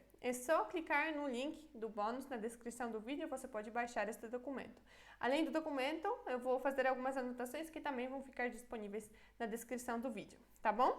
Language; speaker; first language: Portuguese; non-native, fluent; Polish